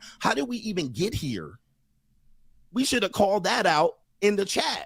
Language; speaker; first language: English; native; English